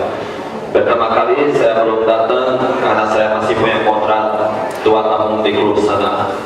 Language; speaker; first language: Indonesian; non-native, fluent; Portuguese